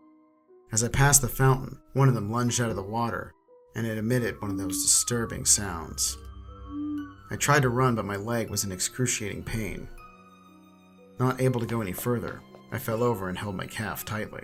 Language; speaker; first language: English; native; English